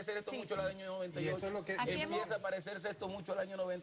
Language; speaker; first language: Spanish; native; Spanish